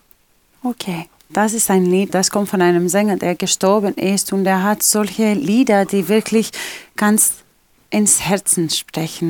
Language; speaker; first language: German; non-native, fluent; Greek